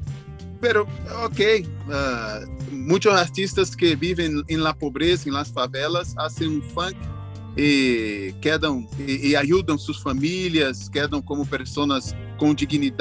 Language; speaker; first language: Spanish; non-native, learner; Portuguese